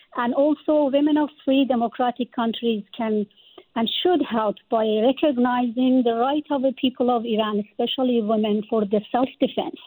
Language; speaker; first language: English; non-native, fluent; Persian